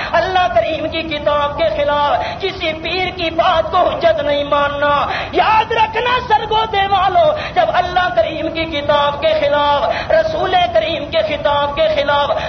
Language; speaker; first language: Urdu; non-native, local second language; Punjabi